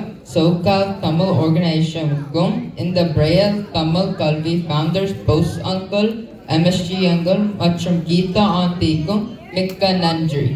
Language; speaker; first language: Tamil; early bilingual, heritage; English